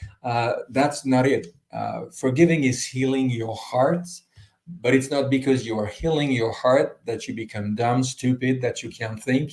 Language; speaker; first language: English; non-native, fluent; French